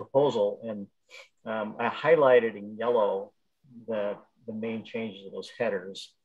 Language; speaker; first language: English; native; English